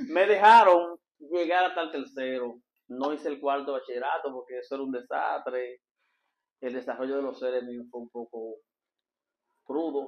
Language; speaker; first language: Spanish; native; Spanish